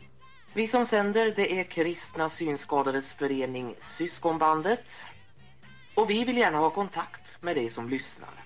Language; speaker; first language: Swedish; native; Swedish